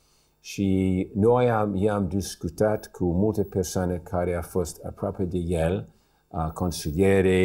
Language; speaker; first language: Romanian; early bilingual, heritage; English